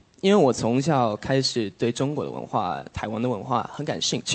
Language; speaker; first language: Chinese; non-native, fluent; English